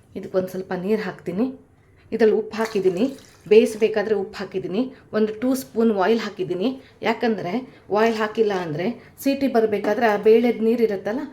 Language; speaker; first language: Kannada; non-native, local second language; Konkani